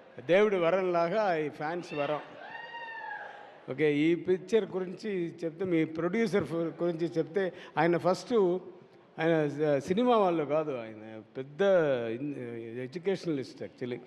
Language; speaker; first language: Telugu; non-native, learner; Tamil